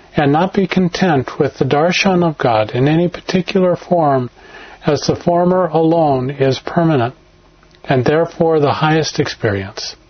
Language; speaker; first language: English; native; English